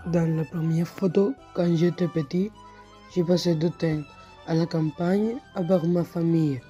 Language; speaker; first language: French; non-native, learner; Spanish